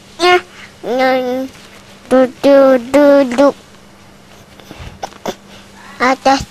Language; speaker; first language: Indonesian; native; Indonesian